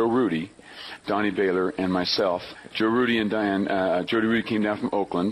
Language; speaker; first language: English; native; English